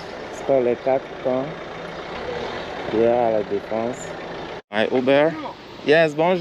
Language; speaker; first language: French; non-native, fluent; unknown